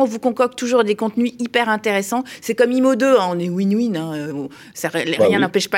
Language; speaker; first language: French; native; French